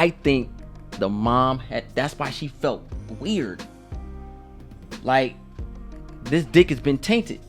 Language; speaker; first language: English; native; English